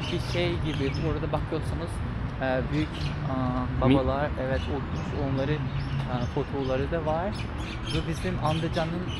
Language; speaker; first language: Turkish; non-native, learner; Uzbek